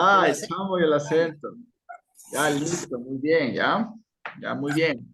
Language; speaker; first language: Spanish; native; Spanish